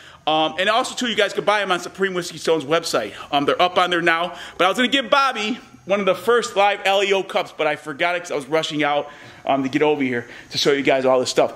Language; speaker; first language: English; native; English